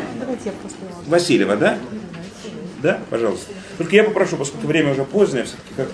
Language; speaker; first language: Russian; native; Russian